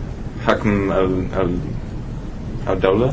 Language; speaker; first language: Arabic; non-native, learner; English